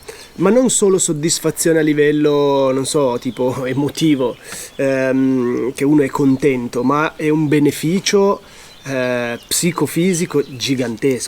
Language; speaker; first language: Italian; native; Italian